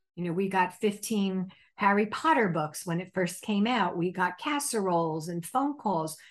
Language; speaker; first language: English; native; English